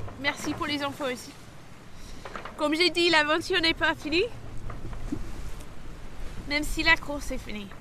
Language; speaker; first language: French; non-native, fluent; English